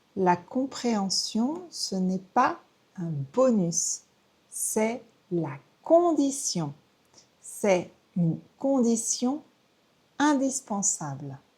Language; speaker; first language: French; native; French